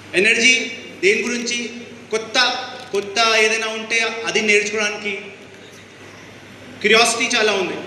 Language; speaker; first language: Telugu; non-native, fluent; Hindi